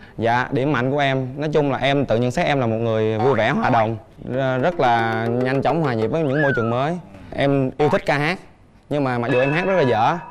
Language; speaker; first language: Vietnamese; native; Vietnamese